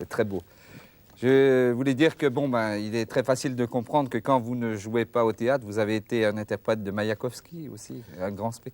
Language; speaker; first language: French; native; French